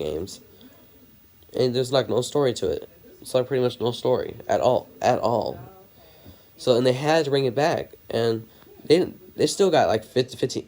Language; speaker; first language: English; native; English